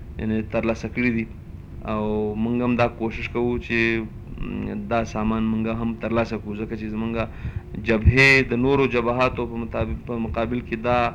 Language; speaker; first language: Pashto; non-native, local second language; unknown